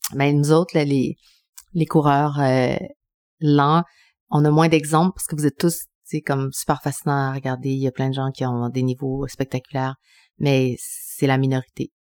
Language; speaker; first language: French; early bilingual, other home language; Spanish